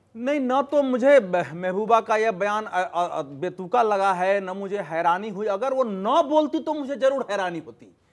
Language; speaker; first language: Hindi; native; Hindi